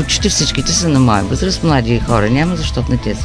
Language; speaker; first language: Bulgarian; native; Bulgarian